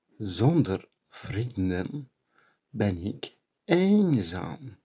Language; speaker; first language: Dutch; non-native, learner; Turkish